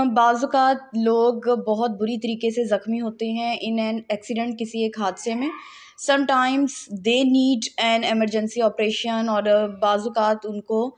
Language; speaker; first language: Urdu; non-native, local second language; Punjabi